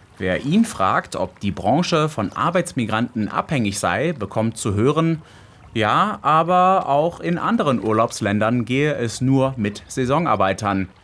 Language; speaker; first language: German; native; German